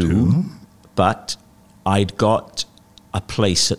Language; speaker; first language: English; native; English